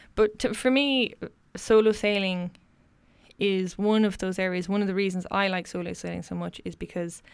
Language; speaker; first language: English; native; English